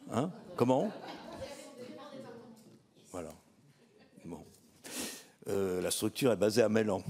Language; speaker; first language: French; native; French